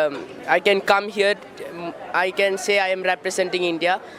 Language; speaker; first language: Hindi; non-native, local second language; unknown